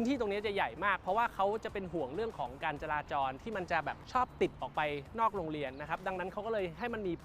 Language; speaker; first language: Thai; native; Thai